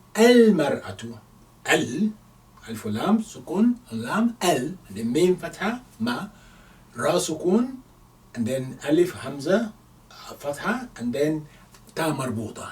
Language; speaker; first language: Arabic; non-native, fluent; English